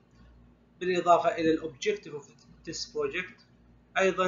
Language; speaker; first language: Arabic; native; Arabic